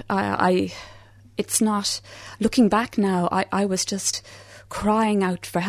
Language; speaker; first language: English; native; English